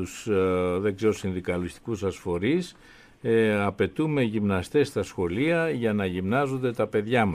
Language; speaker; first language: Greek; native; Greek